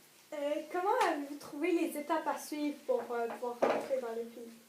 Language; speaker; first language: French; native; French